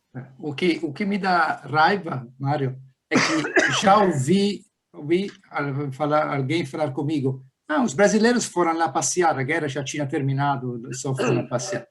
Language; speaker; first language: Portuguese; non-native, fluent; Italian